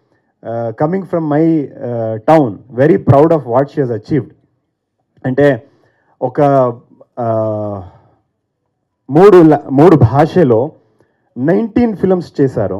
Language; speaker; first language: Telugu; non-native, fluent; Kannada